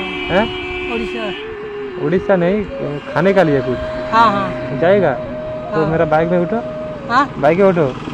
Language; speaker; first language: Hindi; non-native, local second language; Bangla